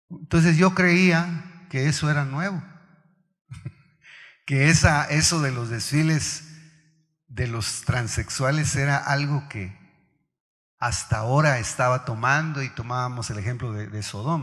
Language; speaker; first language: Spanish; native; Spanish